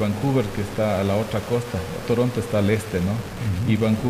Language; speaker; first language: Spanish; native; Spanish